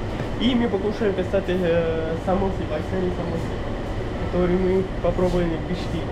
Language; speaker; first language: Russian; non-native, learner; Pashto